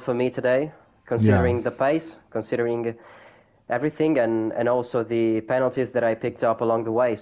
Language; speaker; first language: English; non-native, fluent; Italian